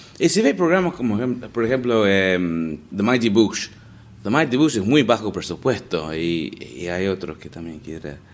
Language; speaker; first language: Spanish; non-native, fluent; English